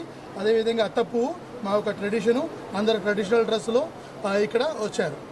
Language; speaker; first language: Telugu; non-native, local second language; Malayalam